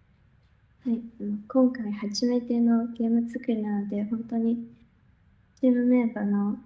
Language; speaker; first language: Japanese; non-native, learner; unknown